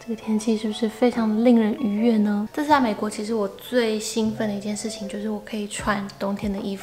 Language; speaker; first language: Chinese; native; Chinese